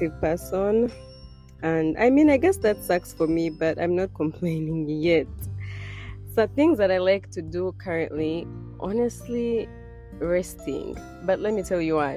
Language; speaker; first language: English; non-native, local second language; Ganda